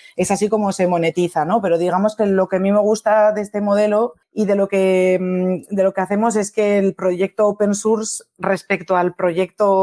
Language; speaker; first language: Spanish; native; Spanish